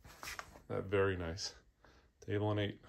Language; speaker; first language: English; native; English